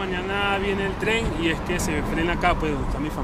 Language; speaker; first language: Spanish; native; Spanish